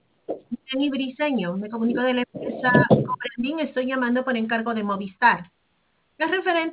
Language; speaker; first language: Spanish; native; Spanish